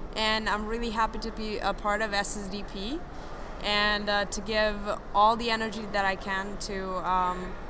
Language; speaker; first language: English; non-native, fluent; Serbian